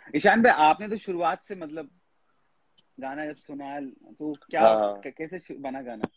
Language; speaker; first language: Hindi; native; Hindi